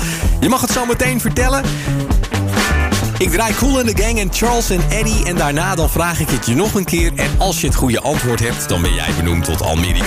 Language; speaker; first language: Dutch; native; Dutch